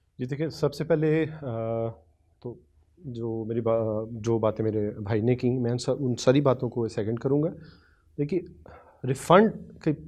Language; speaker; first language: Urdu; non-native, local second language; Punjabi